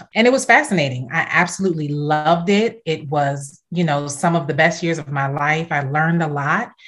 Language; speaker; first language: English; native; English